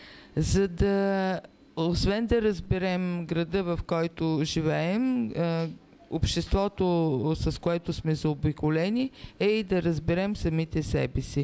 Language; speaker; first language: Bulgarian; native; Bulgarian